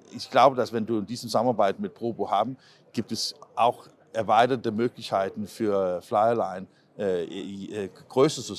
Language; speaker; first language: German; non-native, learner; Danish